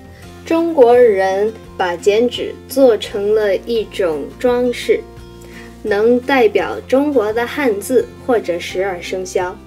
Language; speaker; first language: Chinese; non-native, learner; English